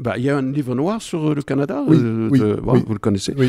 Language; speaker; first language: French; non-native, local second language; Arabic